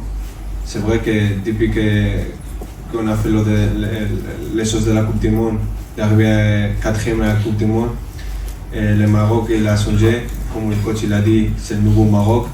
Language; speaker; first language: French; non-native, fluent; Spanish